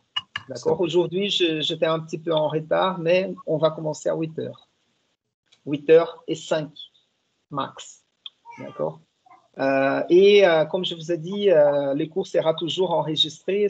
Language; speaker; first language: French; non-native, fluent; Portuguese